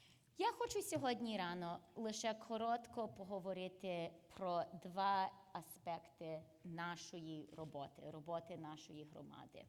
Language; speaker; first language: Ukrainian; early bilingual, heritage; English